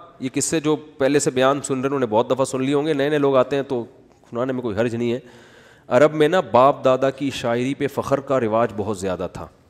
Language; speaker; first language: Urdu; native; Urdu